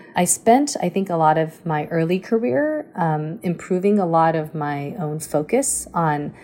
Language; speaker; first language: English; early bilingual, other home language; Chinese